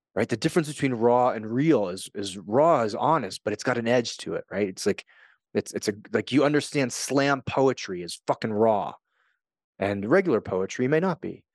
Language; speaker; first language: English; native; English